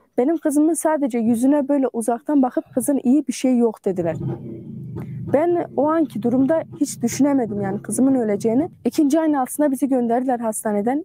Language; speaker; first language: Turkish; native; Turkish